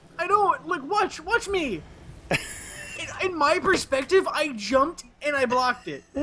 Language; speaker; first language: English; native; English